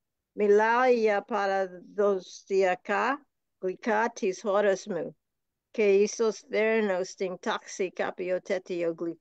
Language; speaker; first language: Greek; non-native, learner; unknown